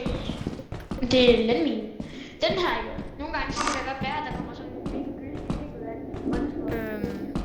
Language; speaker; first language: Danish; native; Danish